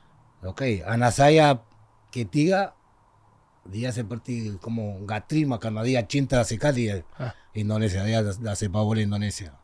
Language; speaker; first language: Indonesian; non-native, learner; Spanish